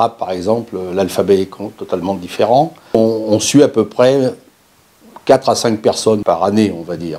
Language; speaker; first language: French; native; French